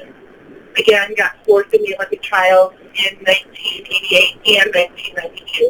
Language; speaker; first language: English; native; English